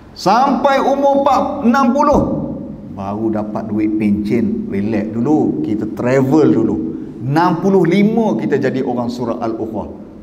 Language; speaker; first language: Malay; native; Malay